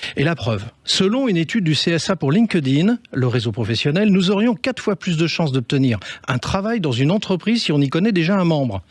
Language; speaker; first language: French; native; French